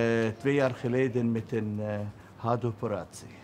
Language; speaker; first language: Dutch; non-native, learner; Arabic